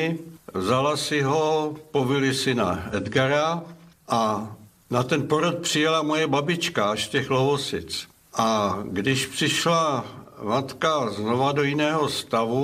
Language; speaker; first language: Czech; non-native, local second language; German